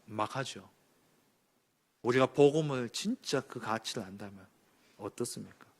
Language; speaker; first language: Korean; native; Korean